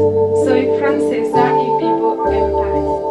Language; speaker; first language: Spanish; non-native, learner; French